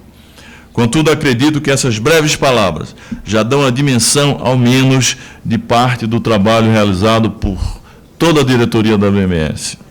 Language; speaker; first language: Portuguese; native; Portuguese